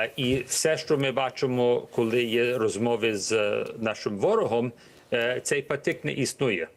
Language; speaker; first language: Ukrainian; early bilingual, heritage; Ukrainian